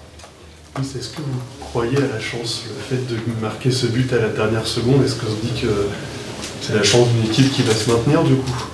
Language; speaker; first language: French; native; French